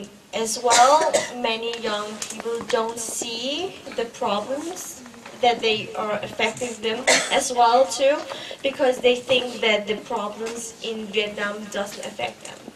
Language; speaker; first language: English; non-native, fluent; Danish